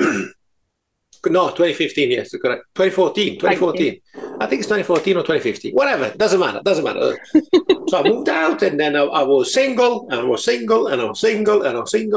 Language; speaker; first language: English; non-native, fluent; Italian